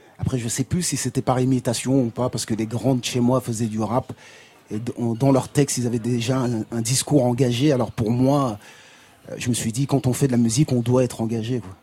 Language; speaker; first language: French; native; French